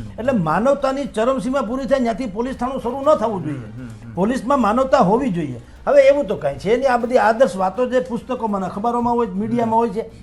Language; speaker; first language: Gujarati; native; Gujarati